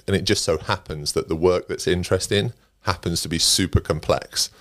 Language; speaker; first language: English; native; English